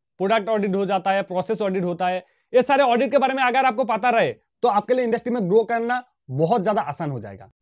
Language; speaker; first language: Hindi; non-native, local second language; Bangla